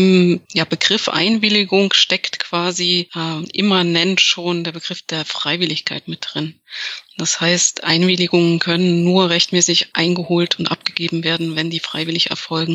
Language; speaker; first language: German; native; German